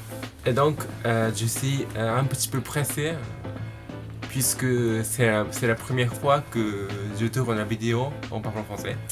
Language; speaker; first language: French; non-native, learner; Japanese